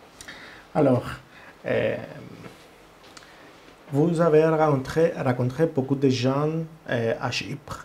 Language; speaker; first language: French; non-native, learner; Greek